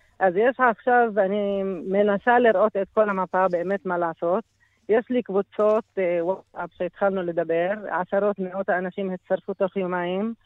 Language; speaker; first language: Hebrew; non-native, local second language; Arabic